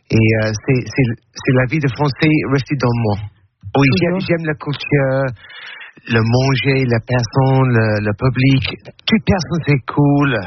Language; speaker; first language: French; non-native, learner; English